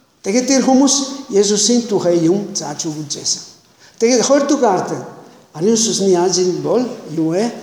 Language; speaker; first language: Mongolian; non-native, learner; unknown